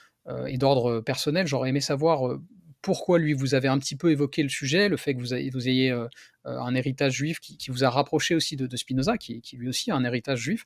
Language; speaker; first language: French; native; French